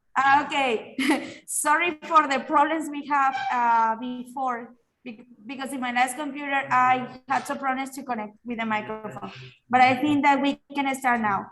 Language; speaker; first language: English; non-native, fluent; Spanish